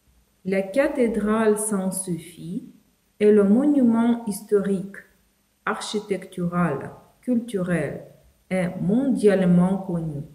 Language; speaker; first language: French; non-native, fluent; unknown